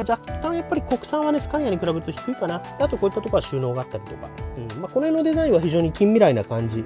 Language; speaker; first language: Japanese; native; Japanese